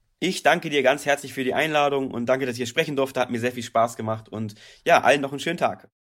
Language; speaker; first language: German; native; German